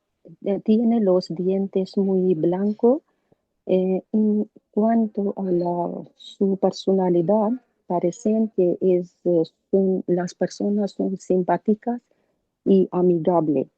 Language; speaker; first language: Spanish; non-native, learner; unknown